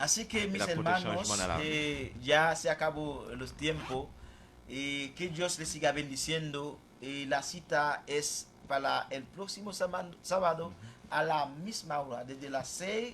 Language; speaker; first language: Spanish; non-native, fluent; Haitian Creole